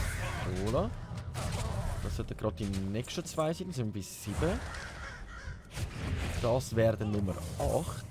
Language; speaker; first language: German; native; German